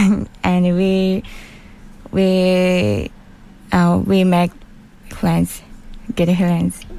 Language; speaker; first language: English; non-native, learner; Japanese